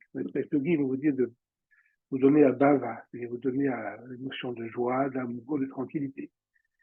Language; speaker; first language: French; native; French